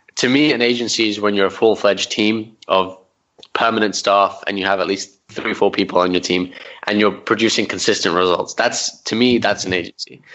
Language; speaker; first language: English; early bilingual, other home language; Arabic